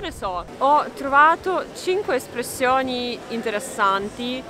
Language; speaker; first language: Italian; non-native, fluent; Russian